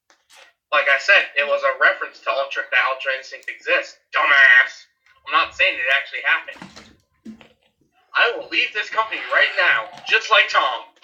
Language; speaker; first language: English; native; English